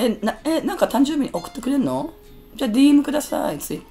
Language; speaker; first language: Japanese; native; Japanese